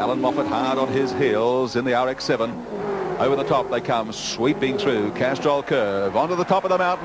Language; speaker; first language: English; native; English